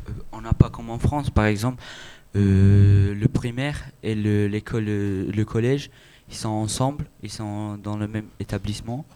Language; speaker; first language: French; non-native, learner; Albanian